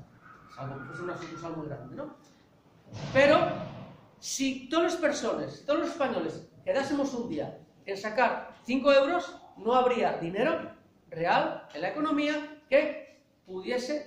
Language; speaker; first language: Spanish; native; Spanish